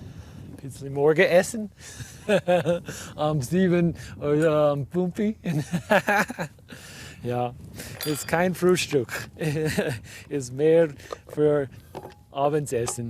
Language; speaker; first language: German; non-native, learner; English